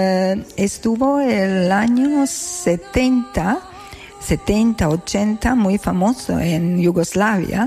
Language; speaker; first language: Spanish; non-native, fluent; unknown